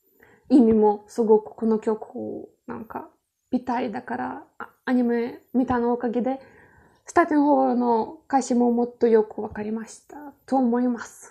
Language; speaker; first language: Japanese; non-native, learner; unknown